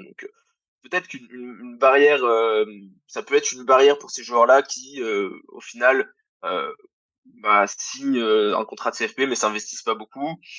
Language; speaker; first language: French; native; French